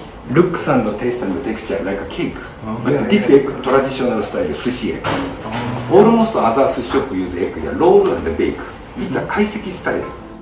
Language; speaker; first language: English; non-native, learner; Japanese